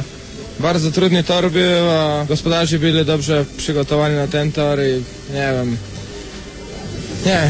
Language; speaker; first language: Polish; non-native, learner; Croatian